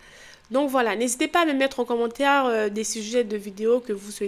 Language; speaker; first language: French; native; French